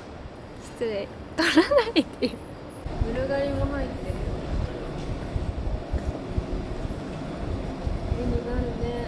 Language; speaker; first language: Japanese; native; Japanese